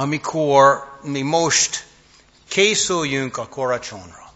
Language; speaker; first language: Hungarian; non-native, fluent; English